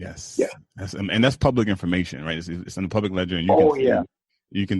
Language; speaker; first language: English; native; English